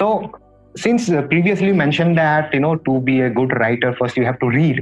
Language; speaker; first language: English; non-native, local second language; Assamese